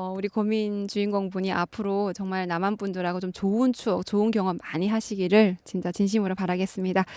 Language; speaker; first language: Korean; native; Korean